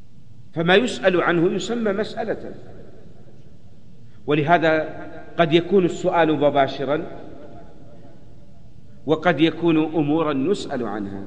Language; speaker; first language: Arabic; native; Arabic